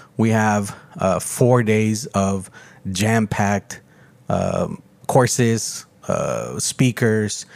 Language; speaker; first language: English; early bilingual, other home language; Spanish